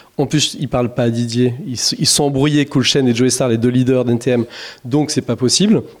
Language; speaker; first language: French; native; French